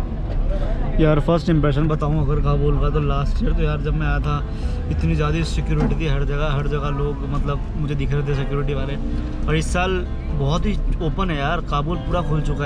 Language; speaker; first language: Hindi; native; Hindi